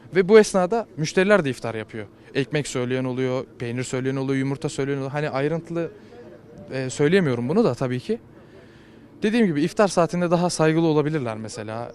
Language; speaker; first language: Turkish; native; Turkish